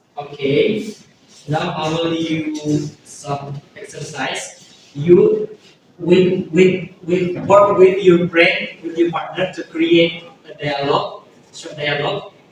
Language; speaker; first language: English; non-native, learner; Indonesian